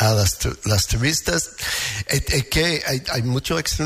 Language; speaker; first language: Spanish; non-native, learner; English